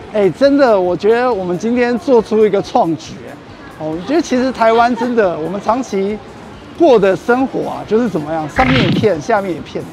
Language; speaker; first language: Chinese; native; Chinese